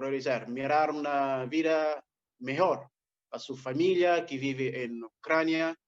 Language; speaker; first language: Spanish; non-native, fluent; Portuguese